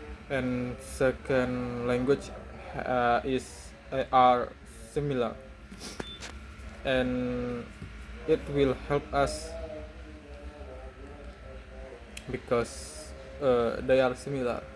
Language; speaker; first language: English; non-native, learner; Indonesian